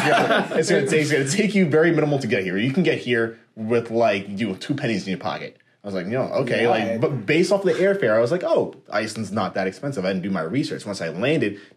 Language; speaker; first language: English; native; English